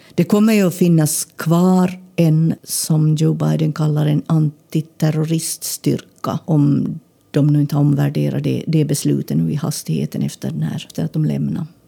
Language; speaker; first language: Swedish; native; Swedish